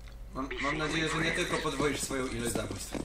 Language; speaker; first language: Polish; native; Polish